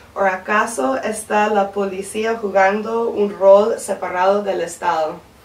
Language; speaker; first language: Spanish; non-native, fluent; English